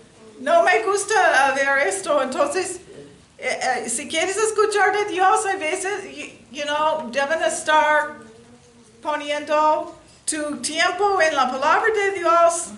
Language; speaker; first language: Spanish; non-native, learner; English